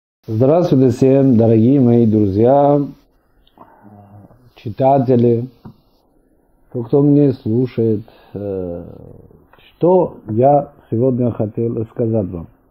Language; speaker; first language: Russian; non-native, fluent; Persian